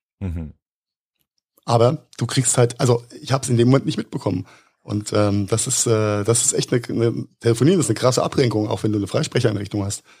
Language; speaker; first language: German; native; German